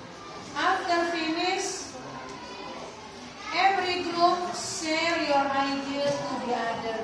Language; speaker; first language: English; non-native, learner; Indonesian